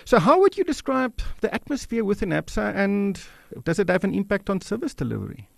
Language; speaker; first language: English; non-native, local second language; Afrikaans